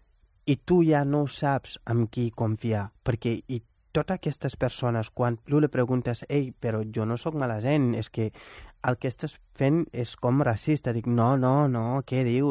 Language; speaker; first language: Catalan; non-native, fluent; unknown